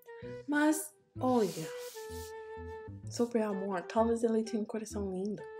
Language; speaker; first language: Portuguese; non-native, learner; English